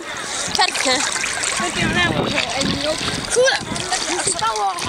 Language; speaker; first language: Italian; non-native, fluent; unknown